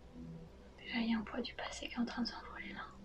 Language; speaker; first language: French; native; French